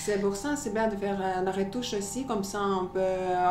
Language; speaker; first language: French; non-native, fluent; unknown